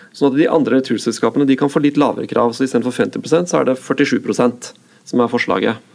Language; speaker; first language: Norwegian; native; Norwegian